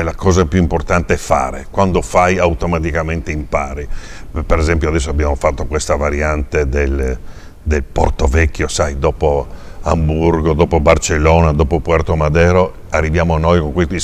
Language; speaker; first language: Italian; native; Italian